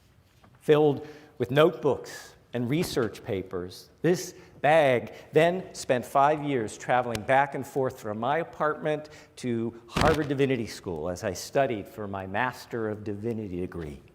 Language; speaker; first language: English; native; English